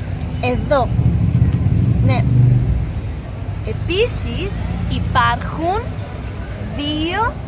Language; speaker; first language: Greek; non-native, learner; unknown